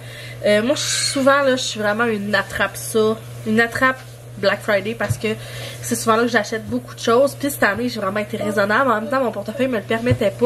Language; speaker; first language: French; native; French